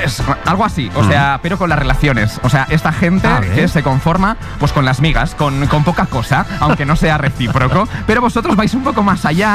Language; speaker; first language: Spanish; native; Spanish